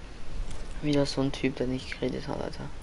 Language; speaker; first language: German; native; German